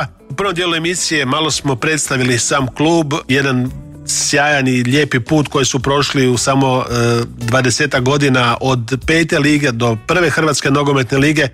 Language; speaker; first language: Croatian; native; Croatian